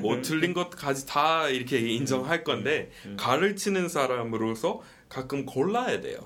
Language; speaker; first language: Korean; non-native, fluent; English